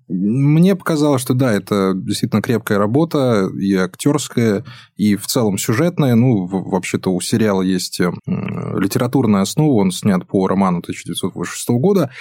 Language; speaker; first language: Russian; native; Russian